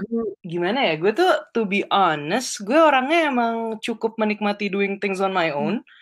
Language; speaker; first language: English; non-native, fluent; Indonesian